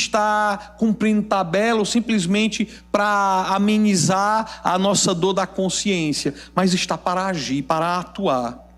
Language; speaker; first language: Portuguese; native; Portuguese